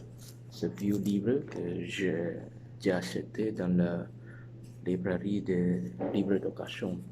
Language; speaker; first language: French; non-native, learner; Chinese